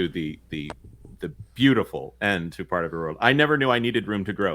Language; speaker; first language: English; native; English